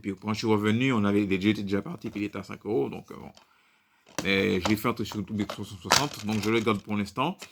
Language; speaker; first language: French; native; French